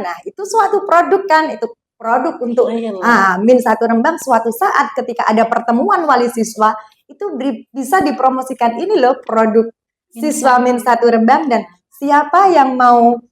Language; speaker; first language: Indonesian; non-native, local second language; Javanese